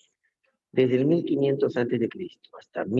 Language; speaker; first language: Spanish; native; Spanish